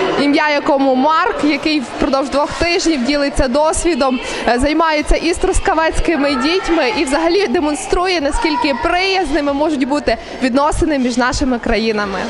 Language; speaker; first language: Ukrainian; native; Ukrainian